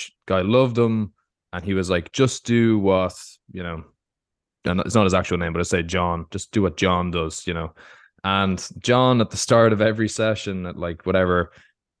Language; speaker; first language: English; native; English